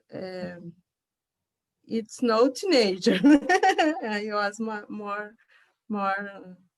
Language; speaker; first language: English; non-native, learner; Portuguese